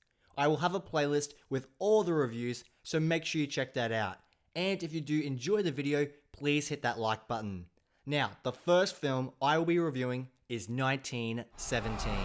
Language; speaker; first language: English; native; English